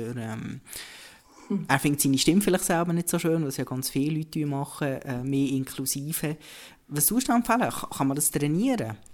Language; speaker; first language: German; native; German